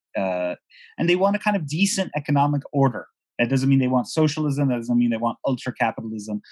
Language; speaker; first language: English; non-native, fluent; Persian